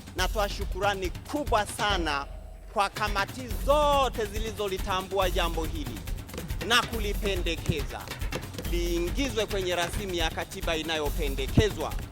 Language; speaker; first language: Swahili; non-native, local second language; Sukuma